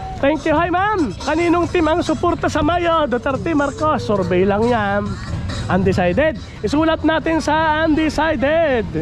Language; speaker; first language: Filipino; native; Filipino